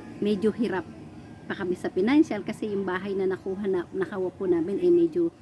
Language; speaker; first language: Filipino; non-native, local second language; Pampanga